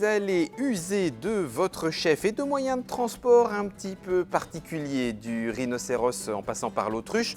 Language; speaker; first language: French; native; French